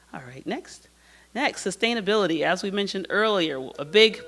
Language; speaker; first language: English; native; English